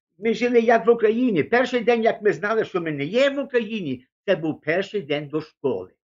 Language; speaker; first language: Ukrainian; early bilingual, heritage; Ukrainian